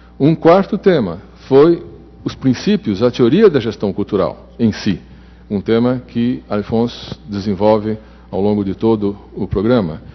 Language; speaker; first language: Portuguese; native; Portuguese